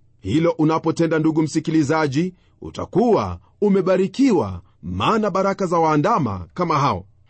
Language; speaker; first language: Swahili; non-native, local second language; Luyia